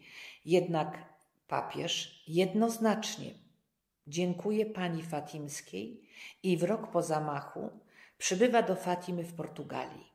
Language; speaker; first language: Polish; native; Polish